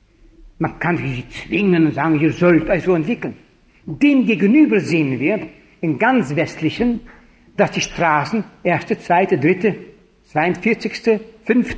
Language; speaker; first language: German; non-native, fluent; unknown